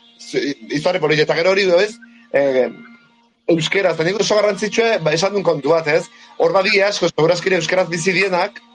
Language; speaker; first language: Basque; native; Basque